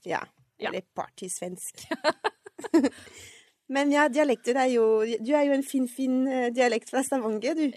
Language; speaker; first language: Norwegian; non-native, fluent; French